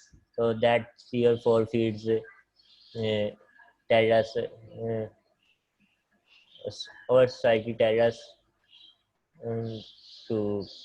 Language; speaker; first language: English; non-native, learner; Punjabi